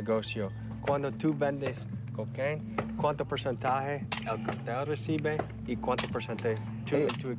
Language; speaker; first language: Spanish; non-native, learner; English